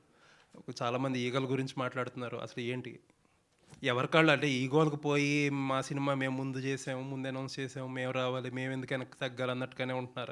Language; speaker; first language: Telugu; native; Telugu